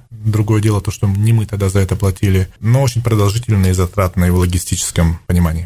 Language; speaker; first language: Russian; native; Russian